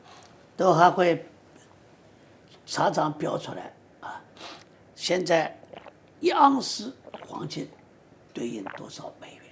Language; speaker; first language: Chinese; native; Chinese